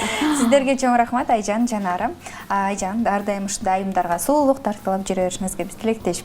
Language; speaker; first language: Kyrgyz; native; Kyrgyz